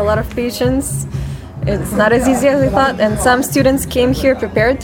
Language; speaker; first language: English; non-native, fluent; Macedonian